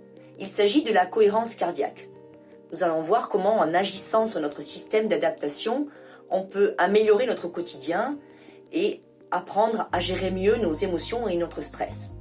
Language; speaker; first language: French; native; French